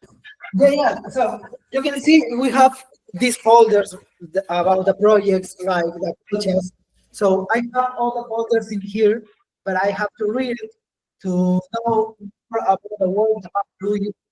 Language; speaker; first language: English; non-native, learner; Spanish